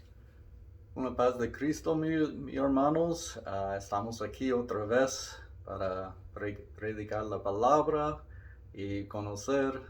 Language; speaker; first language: Spanish; non-native, learner; English